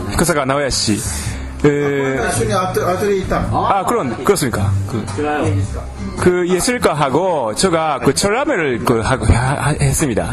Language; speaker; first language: Korean; non-native, learner; Japanese